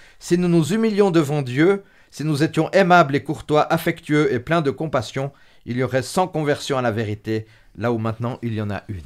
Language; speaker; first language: French; native; French